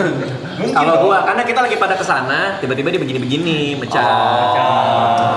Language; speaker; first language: Indonesian; native; Indonesian